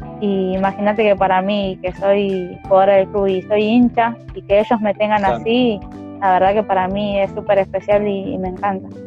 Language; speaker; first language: Spanish; native; Spanish